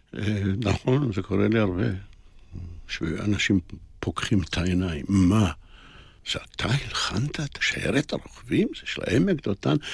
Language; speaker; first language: Hebrew; early bilingual, other home language; Polish